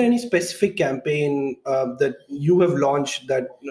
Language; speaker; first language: English; non-native, local second language; Hindi